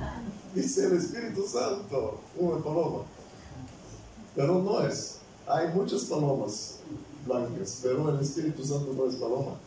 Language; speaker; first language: Spanish; non-native, fluent; Bulgarian